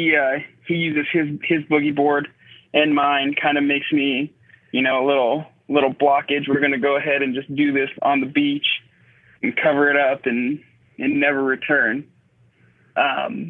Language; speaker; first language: English; native; English